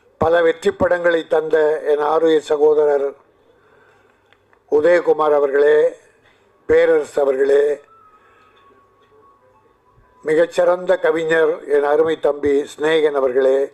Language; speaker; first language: Tamil; native; Tamil